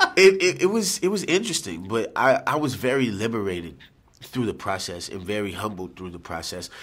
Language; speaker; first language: English; native; English